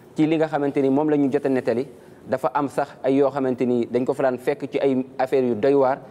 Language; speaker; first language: Wolof; native; Wolof